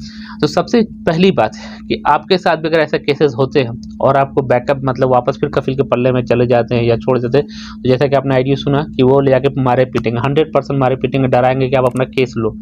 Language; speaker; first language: Hindi; native; Hindi